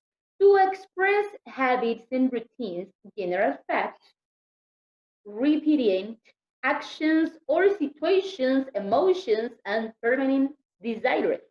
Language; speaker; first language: English; non-native, learner; Spanish